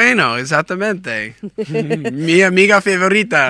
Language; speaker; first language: Spanish; non-native, learner; English